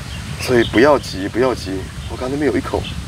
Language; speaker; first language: Chinese; native; Chinese